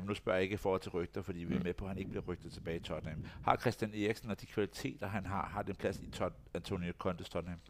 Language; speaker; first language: Danish; native; Danish